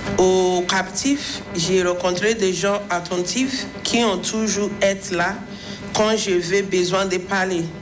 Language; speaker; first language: French; non-native, fluent; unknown